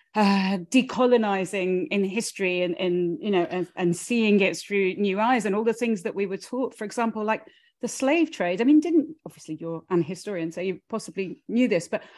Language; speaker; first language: English; early bilingual, other home language; Hindi